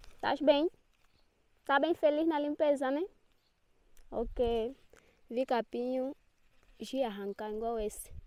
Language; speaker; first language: Portuguese; non-native, local second language; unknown